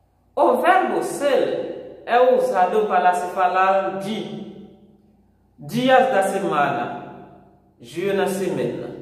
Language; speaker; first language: Portuguese; non-native, fluent; Haitian Creole